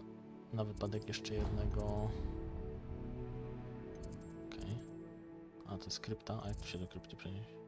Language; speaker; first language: Polish; native; Polish